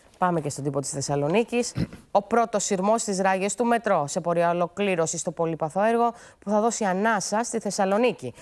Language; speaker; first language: Greek; native; Greek